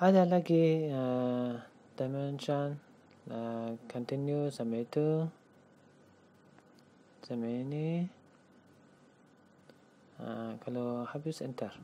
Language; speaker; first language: Indonesian; non-native, learner; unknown